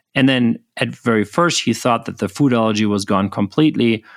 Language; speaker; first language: English; non-native, fluent; German